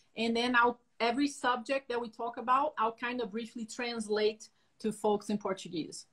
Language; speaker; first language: English; non-native, fluent; Portuguese